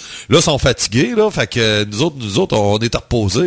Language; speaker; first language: French; native; French